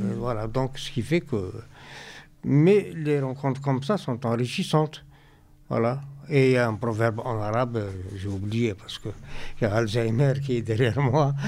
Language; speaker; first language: French; non-native, local second language; Arabic